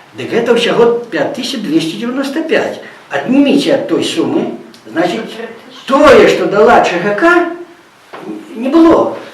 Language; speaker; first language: Belarusian; non-native, local second language; Russian